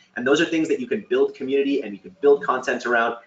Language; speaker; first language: English; native; English